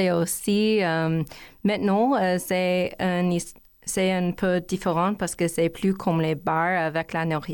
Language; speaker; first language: French; non-native, learner; English